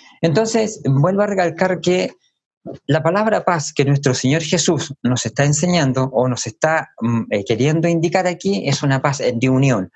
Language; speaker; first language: Spanish; native; Spanish